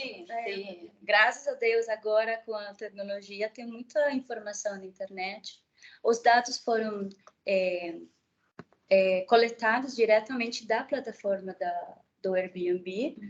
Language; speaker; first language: Portuguese; non-native, fluent; Spanish